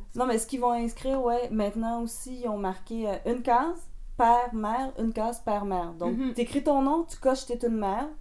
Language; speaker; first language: French; native; French